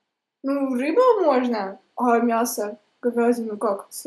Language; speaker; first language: Russian; native; Russian